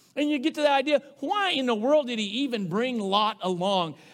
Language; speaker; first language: English; native; English